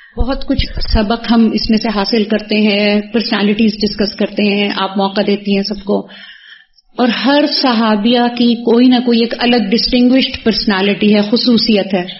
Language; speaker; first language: Urdu; native; Urdu